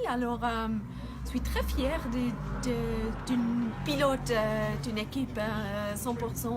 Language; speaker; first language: French; non-native, learner; German